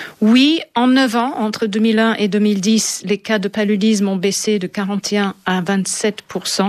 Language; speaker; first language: French; native; French